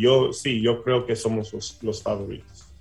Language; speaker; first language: Spanish; early bilingual, heritage; English